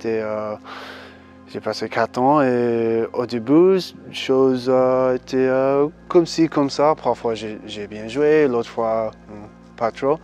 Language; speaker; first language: French; early bilingual, heritage; English